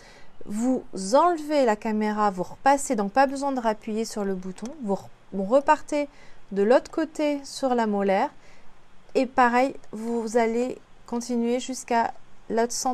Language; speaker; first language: French; native; French